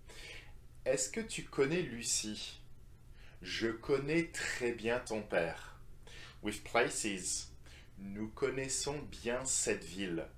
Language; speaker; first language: French; non-native, fluent; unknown